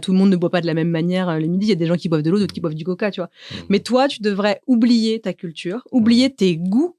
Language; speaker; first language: French; native; French